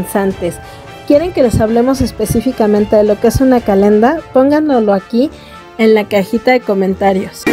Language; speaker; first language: Spanish; native; Spanish